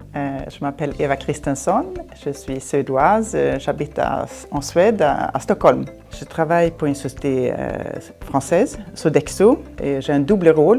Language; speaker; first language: French; non-native, fluent; Swedish